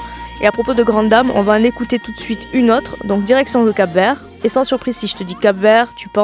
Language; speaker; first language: French; native; French